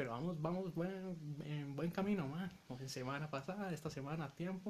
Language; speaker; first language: Spanish; native; Spanish